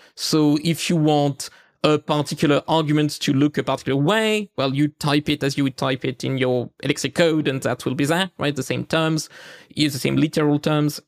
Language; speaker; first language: English; non-native, fluent; French